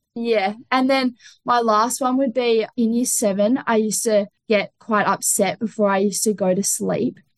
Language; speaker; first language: English; native; English